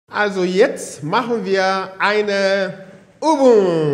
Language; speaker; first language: German; non-native, fluent; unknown